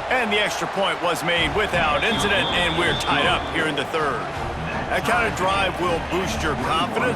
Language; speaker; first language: English; native; English